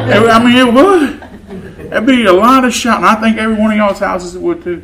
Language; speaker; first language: English; native; English